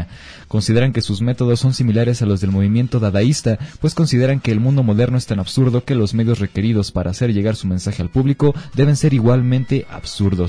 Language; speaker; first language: Spanish; native; Spanish